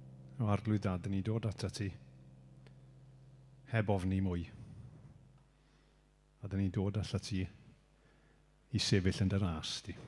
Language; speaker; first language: Welsh; native; Welsh